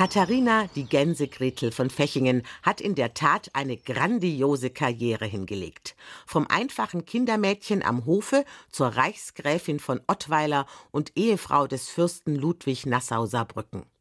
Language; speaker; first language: German; native; German